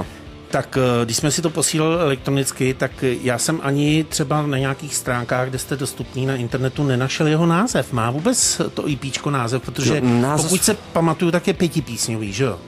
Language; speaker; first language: Czech; native; Czech